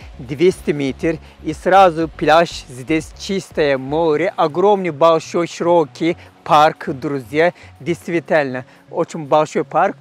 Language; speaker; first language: Russian; non-native, fluent; Turkish